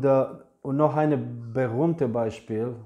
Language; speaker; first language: German; non-native, fluent; English